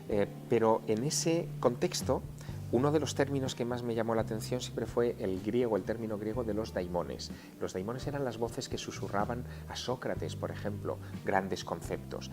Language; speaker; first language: Spanish; native; Spanish